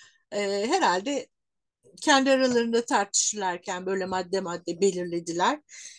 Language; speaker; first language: Turkish; native; Turkish